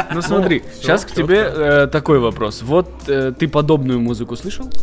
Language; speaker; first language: Russian; native; Russian